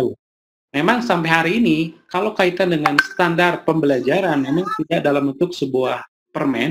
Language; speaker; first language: Indonesian; native; Indonesian